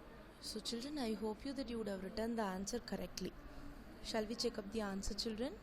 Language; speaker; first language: English; non-native, local second language; Tamil